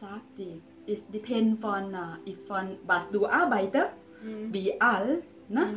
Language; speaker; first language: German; non-native, learner; Thai